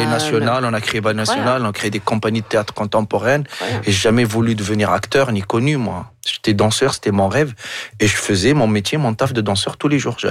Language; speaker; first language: French; non-native, local second language; Arabic